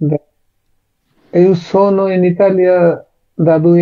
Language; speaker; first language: Italian; non-native, learner; Bangla